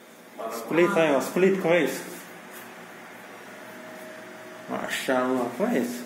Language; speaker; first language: Arabic; non-native, learner; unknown